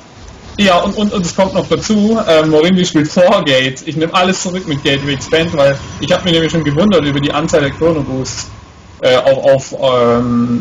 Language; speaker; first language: German; native; German